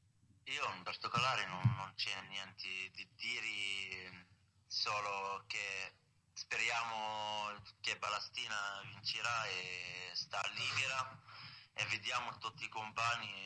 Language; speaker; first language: Italian; non-native, learner; Arabic